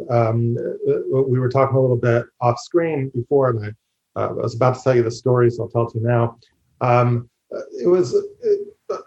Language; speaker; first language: English; native; English